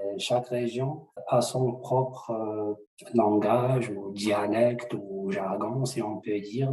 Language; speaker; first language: French; non-native, local second language; Arabic